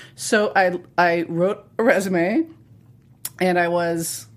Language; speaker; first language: English; native; English